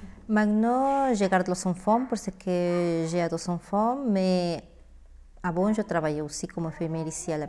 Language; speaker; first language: French; non-native, learner; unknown